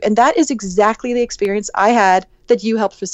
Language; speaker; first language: English; native; English